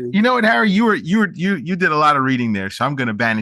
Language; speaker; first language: English; native; English